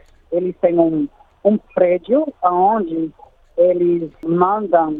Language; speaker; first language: Portuguese; non-native, fluent; English